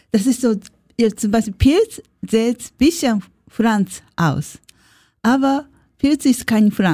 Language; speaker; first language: German; non-native, learner; Japanese